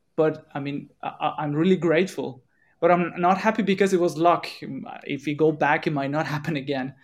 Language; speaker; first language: English; non-native, fluent; Persian